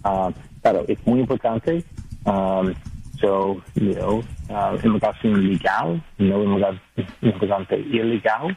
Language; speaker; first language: Spanish; non-native, learner; English